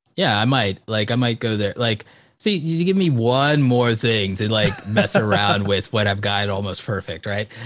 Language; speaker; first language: English; native; English